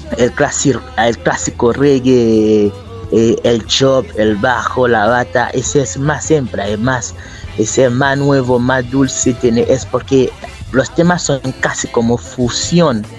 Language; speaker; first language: Spanish; non-native, fluent; Haitian Creole